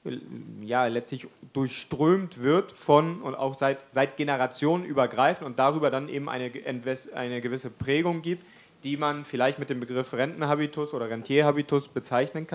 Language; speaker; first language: German; native; German